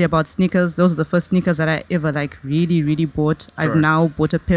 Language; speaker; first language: English; native; English